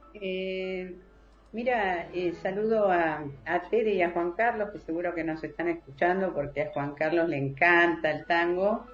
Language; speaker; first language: Spanish; native; Spanish